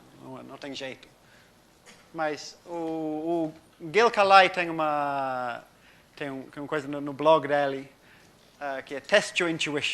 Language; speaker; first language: Portuguese; non-native, fluent; English